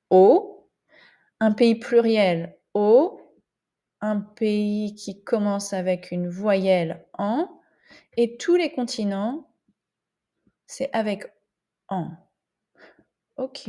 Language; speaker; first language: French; non-native, fluent; English